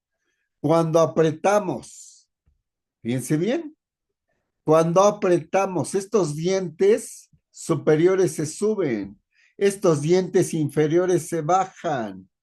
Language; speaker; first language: Spanish; native; Spanish